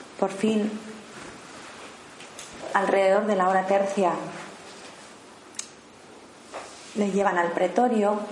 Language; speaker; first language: Spanish; native; Spanish